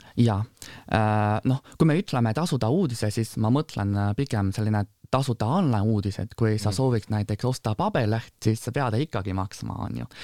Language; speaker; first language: Estonian; non-native, fluent; Chinese